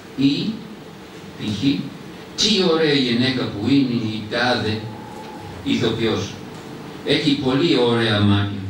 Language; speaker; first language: Greek; non-native, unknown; English